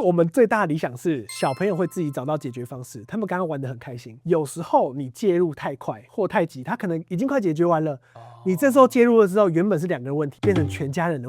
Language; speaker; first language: Chinese; native; Chinese